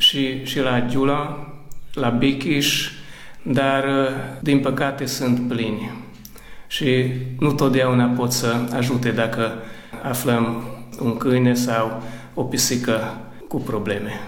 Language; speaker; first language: Romanian; early bilingual, heritage; Romanian